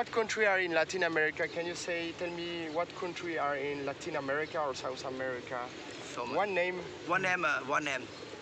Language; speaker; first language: English; non-native, fluent; French